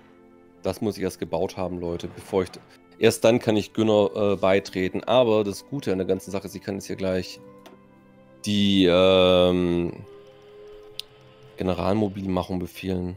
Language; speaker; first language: German; native; German